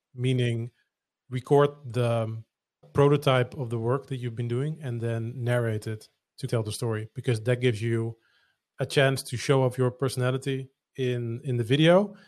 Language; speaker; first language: English; non-native, fluent; Dutch